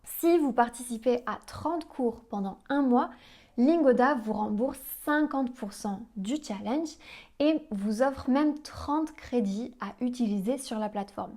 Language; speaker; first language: French; native; French